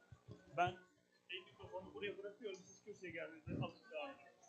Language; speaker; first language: Turkish; native; Turkish